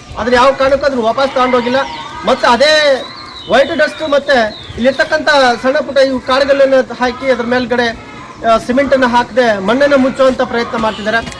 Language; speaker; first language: Kannada; non-native, local second language; Lambadi